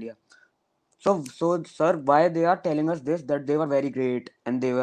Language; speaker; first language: English; non-native, local second language; Hindi